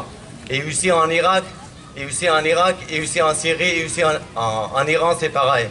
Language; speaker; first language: French; non-native, fluent; Kurdish